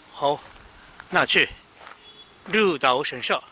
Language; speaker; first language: Chinese; non-native, learner; Japanese